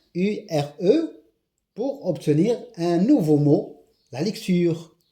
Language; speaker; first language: French; non-native, local second language; Arabic